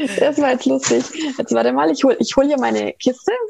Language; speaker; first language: German; native; German